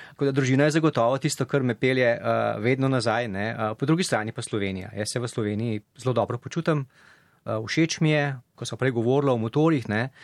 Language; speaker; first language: Slovenian; native; Slovenian